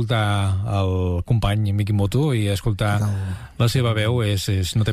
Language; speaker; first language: Catalan; native; Catalan